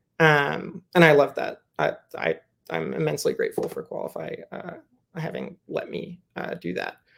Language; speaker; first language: English; native; English